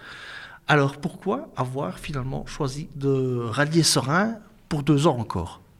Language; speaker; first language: French; native; French